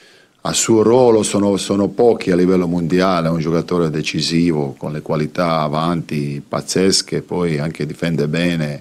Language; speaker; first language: Italian; non-native, fluent; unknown